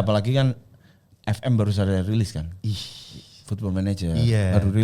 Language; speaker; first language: Indonesian; native; Indonesian